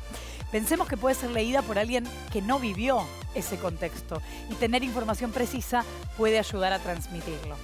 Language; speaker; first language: Spanish; native; Spanish